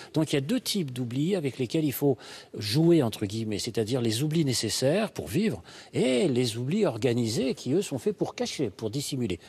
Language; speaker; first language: French; native; French